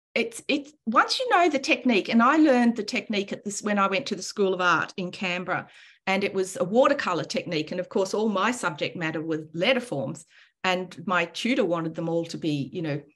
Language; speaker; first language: English; native; English